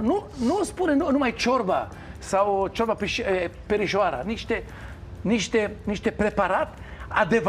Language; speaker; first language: Romanian; non-native, learner; Hebrew